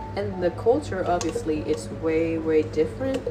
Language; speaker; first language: English; non-native, fluent; Spanish